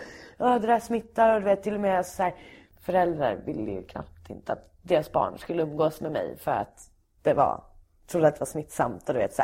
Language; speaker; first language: Swedish; native; Swedish